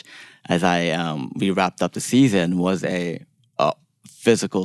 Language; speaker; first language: English; early bilingual, other home language; Korean